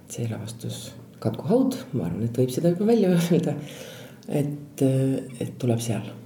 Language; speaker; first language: Estonian; native; Estonian